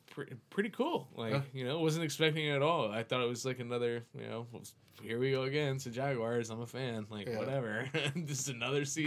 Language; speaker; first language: English; native; English